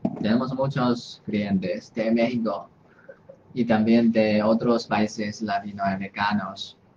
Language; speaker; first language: Spanish; non-native, fluent; Chinese